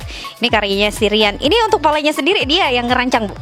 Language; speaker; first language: Indonesian; native; Indonesian